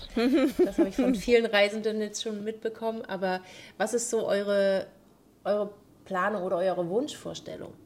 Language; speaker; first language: German; native; German